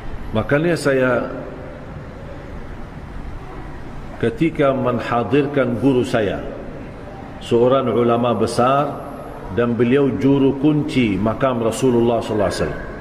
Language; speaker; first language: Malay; non-native, fluent; Arabic